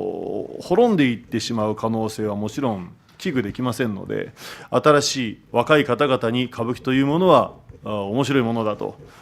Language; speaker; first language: Japanese; native; Japanese